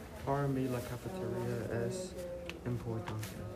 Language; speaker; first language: Spanish; non-native, learner; English